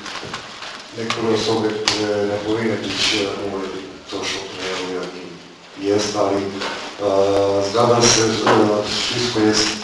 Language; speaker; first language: Polish; non-native, learner; Russian